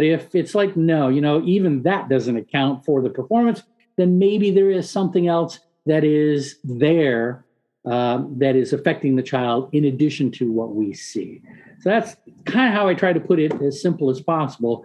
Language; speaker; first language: English; early bilingual, other home language; Spanish